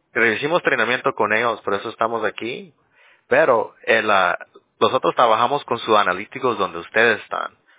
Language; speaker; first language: Spanish; early bilingual, heritage; Spanish